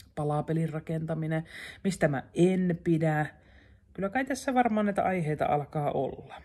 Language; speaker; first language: Finnish; native; Finnish